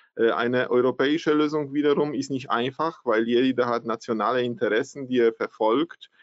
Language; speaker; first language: German; non-native, fluent; Polish